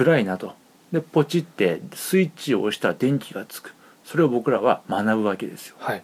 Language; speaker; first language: Japanese; native; Japanese